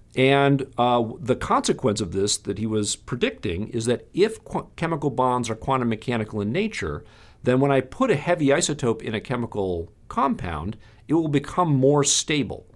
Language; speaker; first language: English; native; English